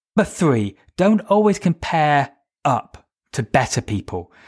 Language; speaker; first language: English; native; English